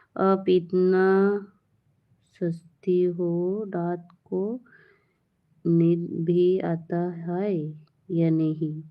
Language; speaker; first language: Hindi; non-native, learner; Bangla